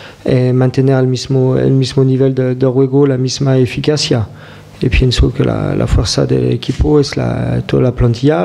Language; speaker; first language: Spanish; non-native, fluent; French